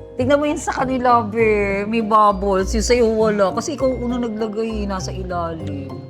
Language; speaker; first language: Filipino; non-native, local second language; Pampanga